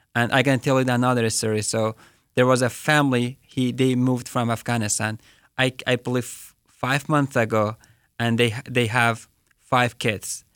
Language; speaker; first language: English; non-native, fluent; Persian